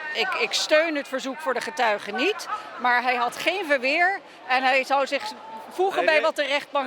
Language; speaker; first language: Dutch; native; Dutch